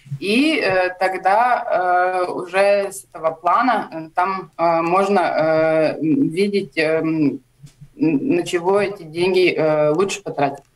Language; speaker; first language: Russian; non-native, local second language; Latvian